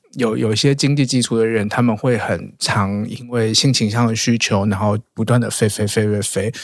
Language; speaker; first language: Chinese; native; Chinese